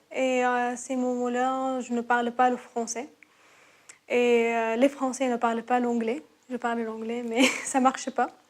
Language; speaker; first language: French; non-native, learner; Arabic